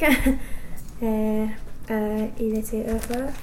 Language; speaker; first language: French; non-native, learner; English